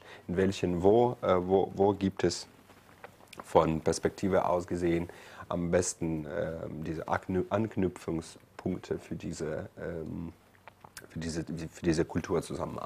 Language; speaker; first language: German; non-native, fluent; Ukrainian